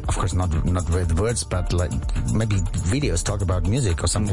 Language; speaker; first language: English; non-native, fluent; German